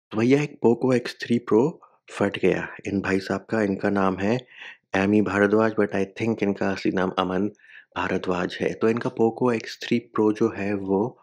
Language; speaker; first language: Hindi; native; Hindi